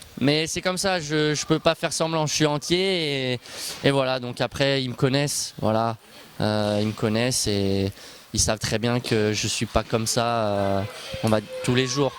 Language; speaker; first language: French; early bilingual, other home language; Bosnian